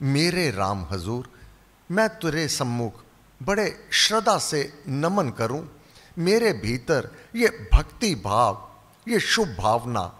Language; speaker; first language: Hindi; native; Hindi